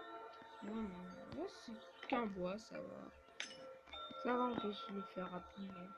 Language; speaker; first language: French; native; French